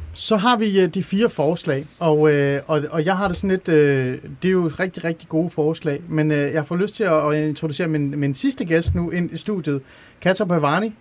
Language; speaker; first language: Danish; early bilingual, other home language; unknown